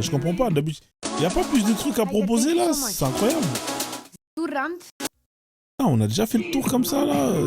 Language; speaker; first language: French; native; French